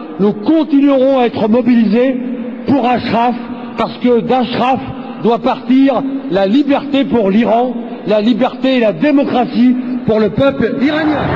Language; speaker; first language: French; native; French